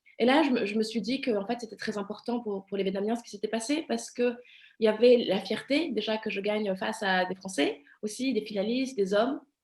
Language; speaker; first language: French; early bilingual, other home language; Vietnamese